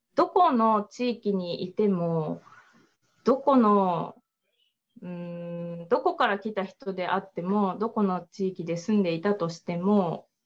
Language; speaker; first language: Japanese; native; Japanese